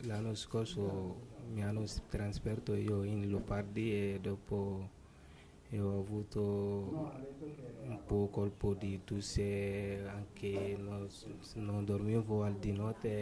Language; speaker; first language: Italian; non-native, learner; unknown